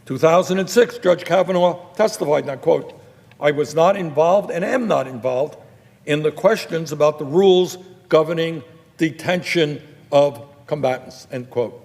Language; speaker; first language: English; native; English